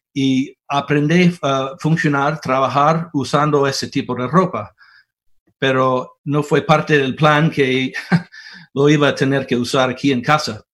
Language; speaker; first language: Spanish; non-native, fluent; English